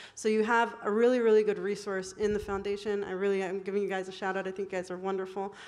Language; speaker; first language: English; non-native, fluent; Hebrew